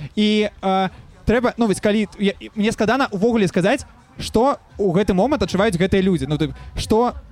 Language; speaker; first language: Belarusian; non-native, local second language; Russian